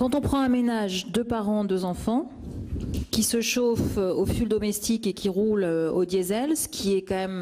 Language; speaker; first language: French; native; French